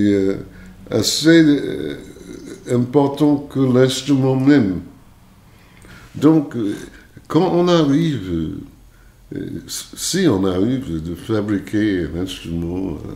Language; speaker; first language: French; non-native, fluent; English